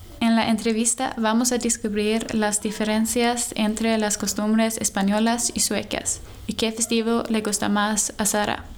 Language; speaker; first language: Spanish; non-native, learner; Swedish